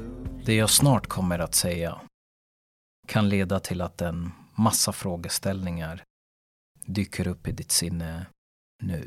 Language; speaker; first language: Swedish; early bilingual, other home language; Lingala